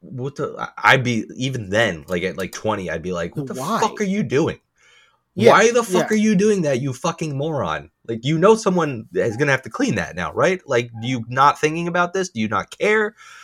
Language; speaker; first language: English; native; English